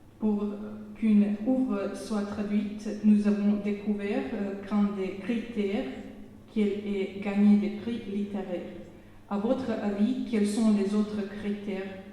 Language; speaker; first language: French; non-native, fluent; Serbian